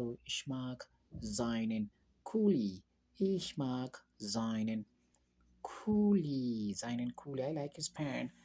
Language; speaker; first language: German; non-native, learner; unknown